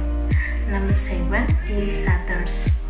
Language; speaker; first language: English; non-native, learner; Indonesian